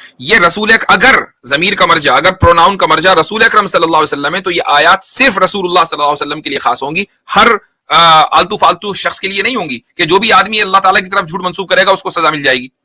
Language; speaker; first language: Urdu; native; Urdu